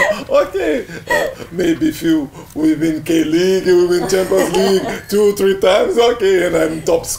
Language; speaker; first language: English; non-native, learner; Portuguese